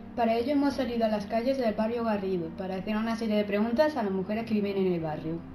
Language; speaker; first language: Spanish; native; Spanish